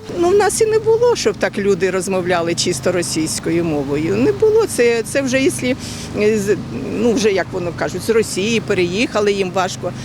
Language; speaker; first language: Ukrainian; non-native, local second language; Russian